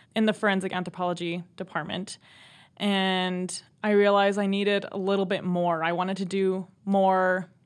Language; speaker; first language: English; native; English